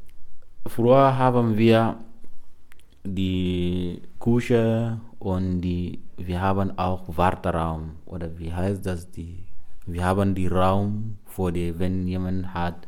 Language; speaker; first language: German; non-native, learner; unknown